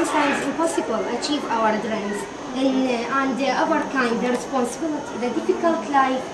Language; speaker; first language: English; non-native, learner; Arabic